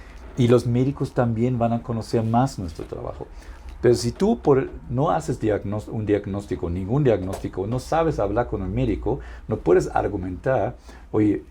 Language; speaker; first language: Spanish; non-native, fluent; German